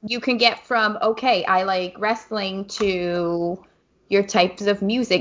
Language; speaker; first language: English; native; English